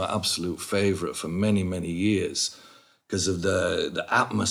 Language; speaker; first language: English; native; English